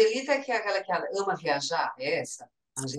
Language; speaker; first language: Portuguese; native; Portuguese